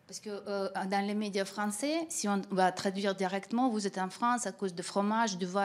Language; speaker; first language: French; non-native, fluent; Russian